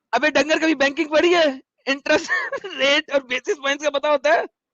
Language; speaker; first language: Hindi; native; Hindi